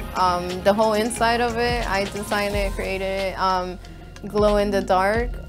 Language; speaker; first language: English; native; English